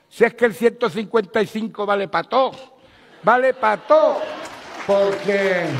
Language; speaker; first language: Spanish; native; Spanish